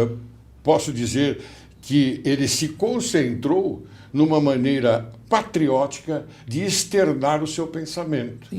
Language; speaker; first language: Portuguese; native; Portuguese